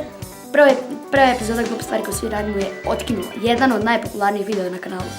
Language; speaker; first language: Bosnian; native; Bosnian